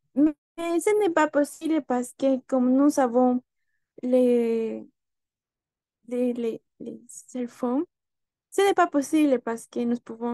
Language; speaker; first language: French; non-native, learner; Spanish